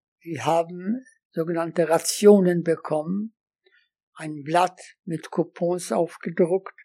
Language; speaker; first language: German; non-native, fluent; Polish